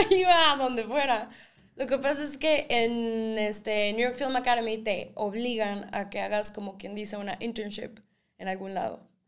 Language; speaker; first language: Spanish; native; Spanish